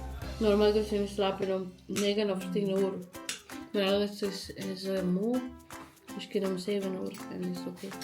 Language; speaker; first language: Dutch; non-native, learner; Filipino